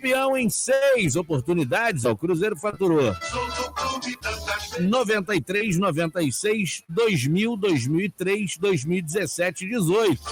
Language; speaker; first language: Portuguese; native; Portuguese